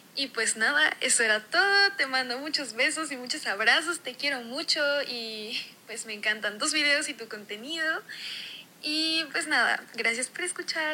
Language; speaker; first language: Spanish; native; Spanish